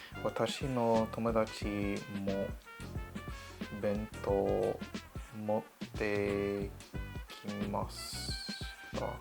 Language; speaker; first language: Japanese; non-native, learner; English